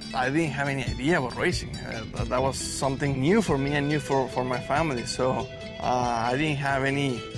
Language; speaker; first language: English; non-native, fluent; Spanish